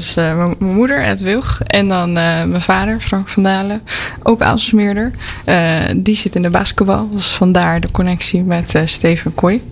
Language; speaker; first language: Dutch; native; Dutch